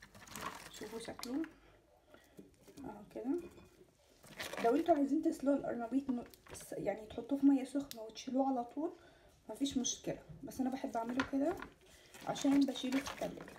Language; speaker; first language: Arabic; native; Arabic